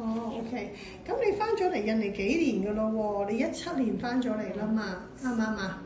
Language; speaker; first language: Cantonese; native; Cantonese